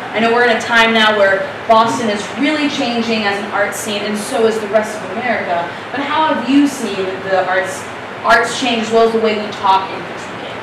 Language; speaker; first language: English; native; English